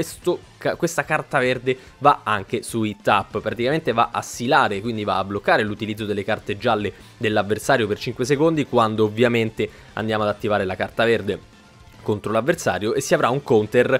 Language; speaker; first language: Italian; native; Italian